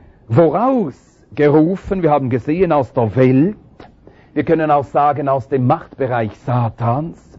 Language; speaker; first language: German; native; German